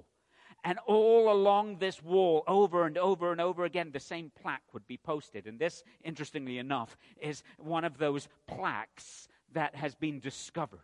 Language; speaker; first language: English; native; English